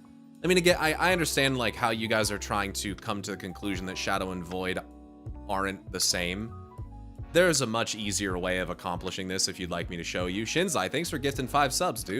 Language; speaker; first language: English; native; English